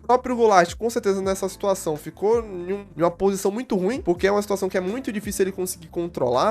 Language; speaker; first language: Portuguese; native; Portuguese